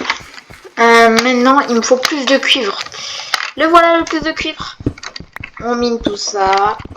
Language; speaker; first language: French; native; French